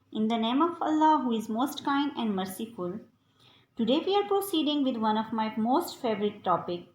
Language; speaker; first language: English; non-native, local second language; Urdu